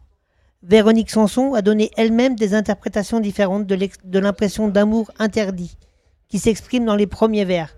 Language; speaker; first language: French; native; French